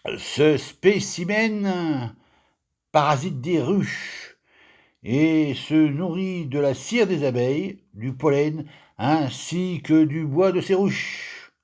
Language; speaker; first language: French; native; French